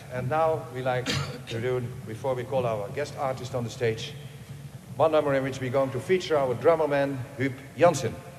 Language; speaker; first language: English; non-native, fluent; Dutch